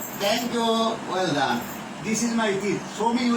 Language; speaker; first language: English; non-native, fluent; Bangla